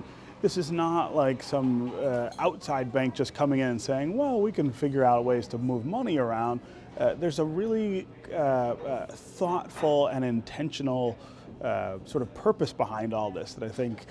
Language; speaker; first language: English; native; English